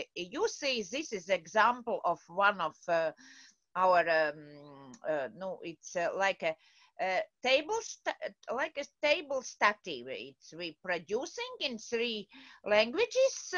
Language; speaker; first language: English; non-native, learner; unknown